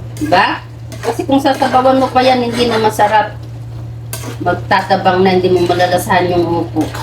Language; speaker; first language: Filipino; non-native, local second language; Iloko